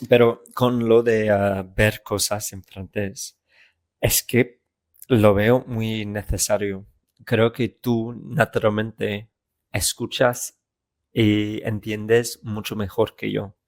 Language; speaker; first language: Spanish; non-native, fluent; English